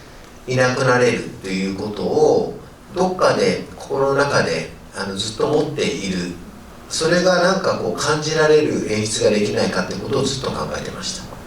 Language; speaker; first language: Japanese; native; Japanese